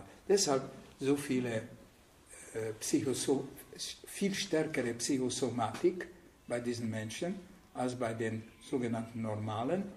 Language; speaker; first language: German; non-native, fluent; Hungarian